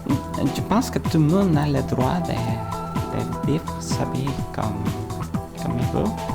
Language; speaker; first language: French; non-native, fluent; Spanish